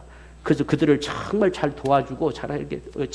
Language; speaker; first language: Korean; native; Korean